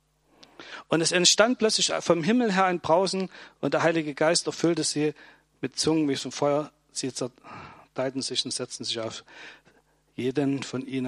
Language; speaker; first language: German; native; German